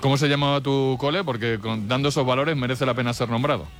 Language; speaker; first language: Spanish; native; Spanish